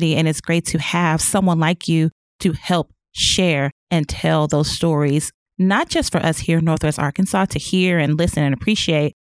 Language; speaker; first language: English; native; English